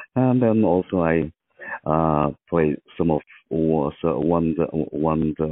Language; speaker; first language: English; non-native, local second language; Mizo